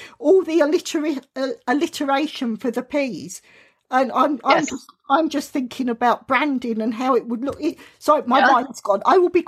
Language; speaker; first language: English; native; English